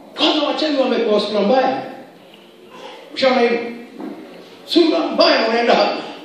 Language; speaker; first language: Swahili; non-native, local second language; Kikuyu